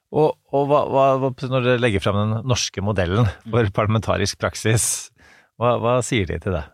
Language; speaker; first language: Norwegian; native; Norwegian